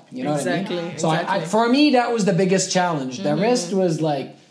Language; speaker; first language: English; non-native, fluent; Central Atlas Tamazight